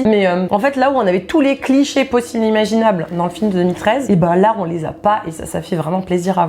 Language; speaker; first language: French; native; French